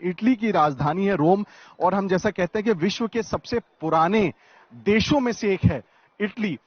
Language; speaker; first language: Hindi; native; Hindi